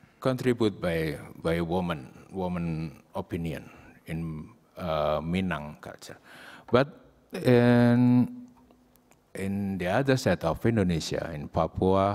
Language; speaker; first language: English; non-native, learner; Indonesian